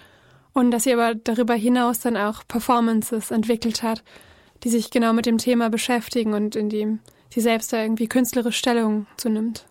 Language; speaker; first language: German; native; German